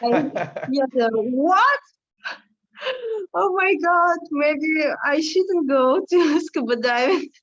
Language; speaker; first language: English; non-native, learner; Russian